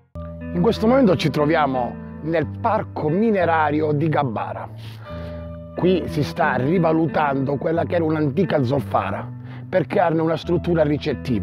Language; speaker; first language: Italian; native; Italian